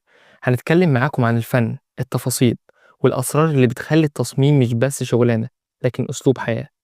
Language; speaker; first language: Arabic; native; Arabic